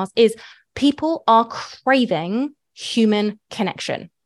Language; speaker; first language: English; native; English